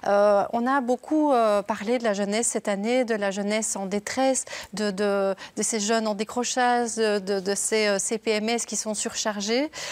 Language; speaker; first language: French; native; French